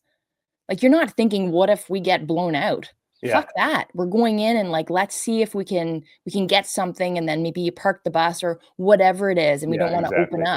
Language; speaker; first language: English; native; English